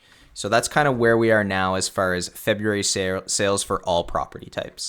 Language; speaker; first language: English; native; English